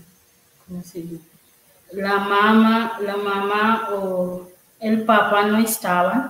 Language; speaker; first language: Spanish; non-native, learner; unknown